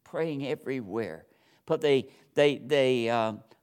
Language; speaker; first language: English; native; English